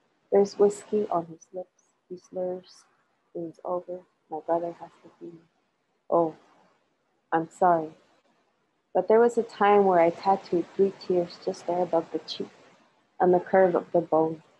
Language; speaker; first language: English; early bilingual, other home language; Spanish